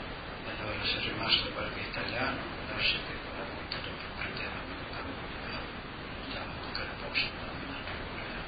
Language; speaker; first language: Italian; non-native, local second language; Slovenian